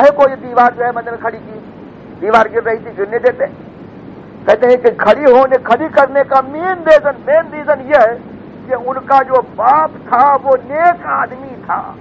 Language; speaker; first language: Urdu; native; Urdu